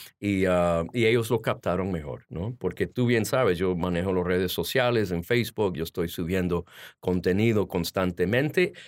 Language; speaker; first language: Spanish; early bilingual, heritage; Spanish